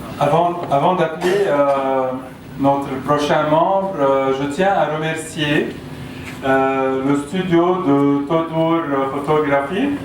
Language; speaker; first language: French; non-native, local second language; Arabic